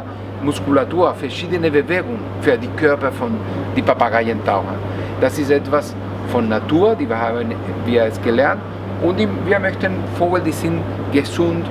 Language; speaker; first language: German; non-native, learner; Spanish